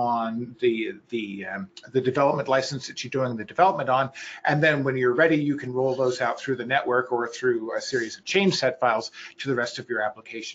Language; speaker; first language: English; native; English